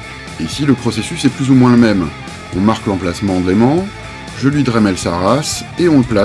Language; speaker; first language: French; native; French